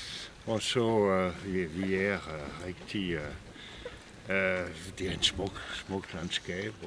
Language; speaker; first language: Danish; non-native, fluent; French